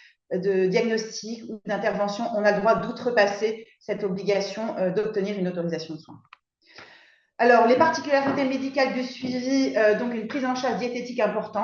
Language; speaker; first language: French; native; French